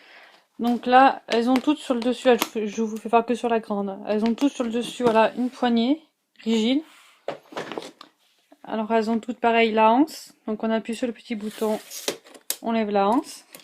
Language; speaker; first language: French; native; French